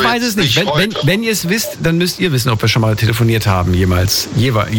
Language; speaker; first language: German; native; German